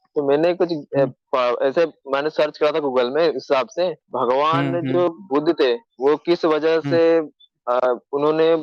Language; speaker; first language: Hindi; native; Hindi